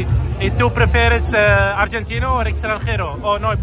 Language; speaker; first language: Spanish; non-native, learner; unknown